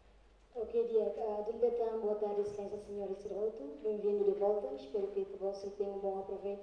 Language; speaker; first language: Portuguese; non-native, local second language; Tetum